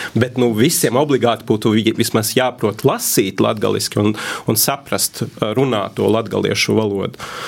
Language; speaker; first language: Latvian; non-native, fluent; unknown